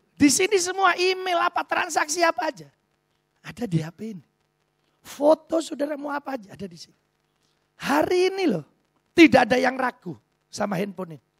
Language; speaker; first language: Indonesian; native; Indonesian